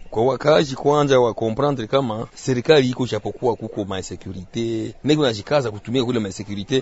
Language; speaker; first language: Swahili; non-native, local second language; Nande